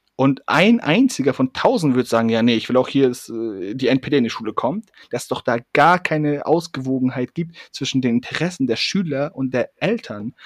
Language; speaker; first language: German; early bilingual, other home language; Persian